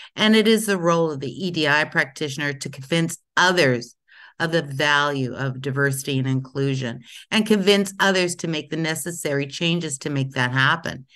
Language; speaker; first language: English; native; English